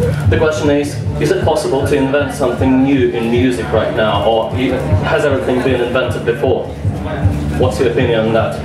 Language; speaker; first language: English; non-native, fluent; Russian